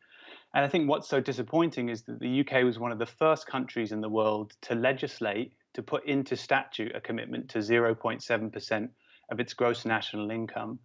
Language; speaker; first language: English; native; English